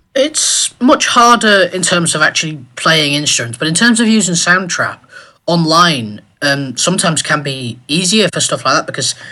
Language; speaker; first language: English; native; English